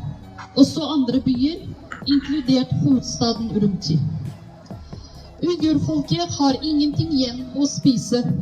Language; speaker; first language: Norwegian; non-native, fluent; Uyghur